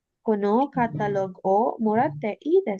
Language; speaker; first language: Japanese; non-native, fluent; Filipino